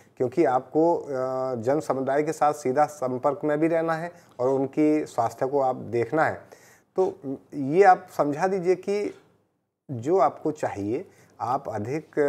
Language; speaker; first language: Hindi; native; Hindi